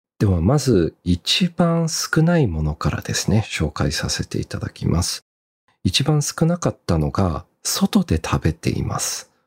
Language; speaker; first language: Japanese; early bilingual, heritage; Japanese